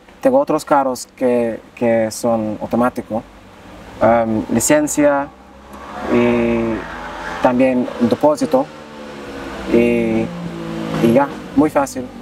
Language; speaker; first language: Spanish; non-native, learner; English